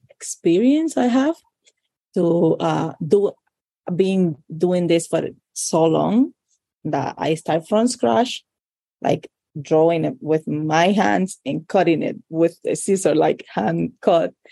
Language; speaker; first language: English; non-native, fluent; Spanish